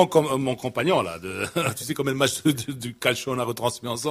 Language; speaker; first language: French; non-native, local second language; Arabic